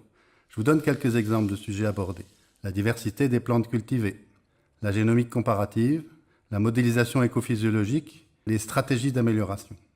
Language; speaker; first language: French; native; French